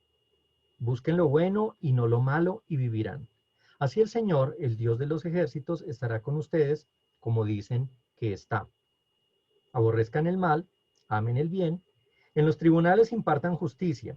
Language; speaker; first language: Spanish; native; Spanish